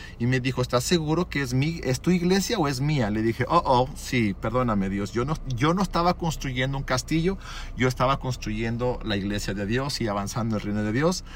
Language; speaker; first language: Spanish; early bilingual, other home language; English